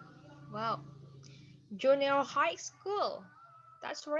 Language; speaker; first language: English; non-native, fluent; Indonesian